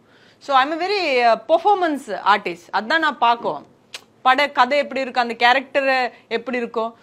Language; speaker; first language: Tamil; non-native, learner; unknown